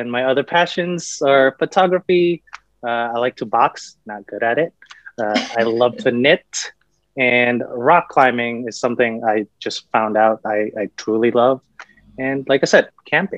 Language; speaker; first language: English; native; English